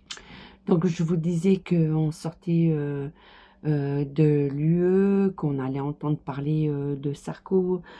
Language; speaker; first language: French; native; French